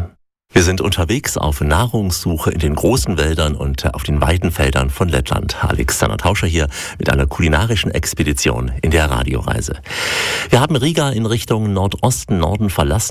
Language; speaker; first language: German; native; German